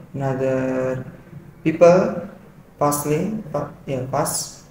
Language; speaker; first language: English; non-native, learner; Indonesian